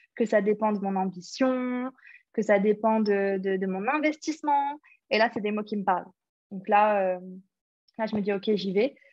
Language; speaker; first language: French; early bilingual, other home language; English